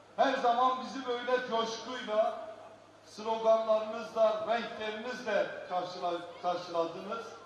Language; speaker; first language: Turkish; non-native, local second language; Kurdish